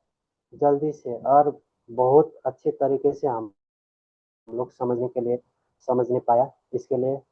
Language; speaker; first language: Hindi; non-native, learner; Nepali